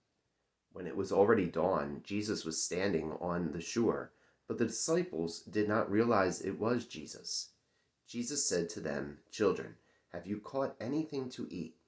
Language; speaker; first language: English; native; English